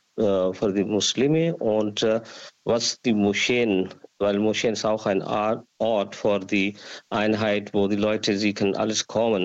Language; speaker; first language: German; non-native, learner; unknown